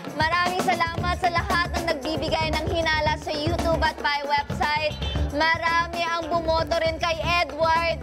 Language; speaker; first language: Filipino; native; Filipino